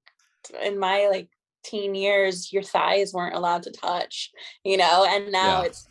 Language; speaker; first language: English; native; English